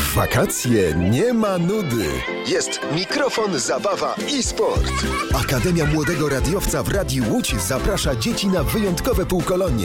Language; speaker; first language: Polish; native; Polish